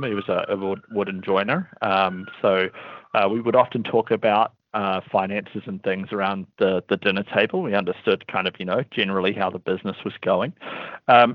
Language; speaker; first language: English; native; English